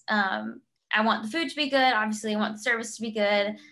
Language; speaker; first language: English; native; English